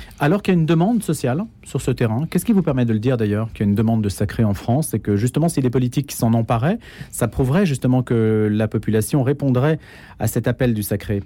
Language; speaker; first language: French; native; French